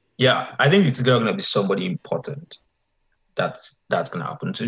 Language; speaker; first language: English; non-native, local second language; Yoruba